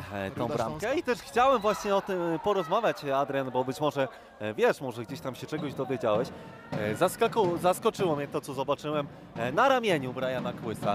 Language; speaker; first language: Polish; native; Polish